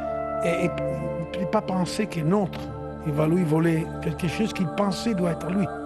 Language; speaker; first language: French; non-native, fluent; Italian